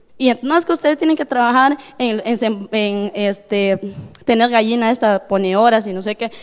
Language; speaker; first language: Spanish; non-native, local second language; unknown